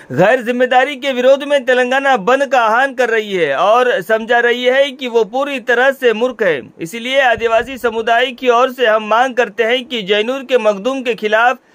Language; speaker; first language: Hindi; non-native, local second language; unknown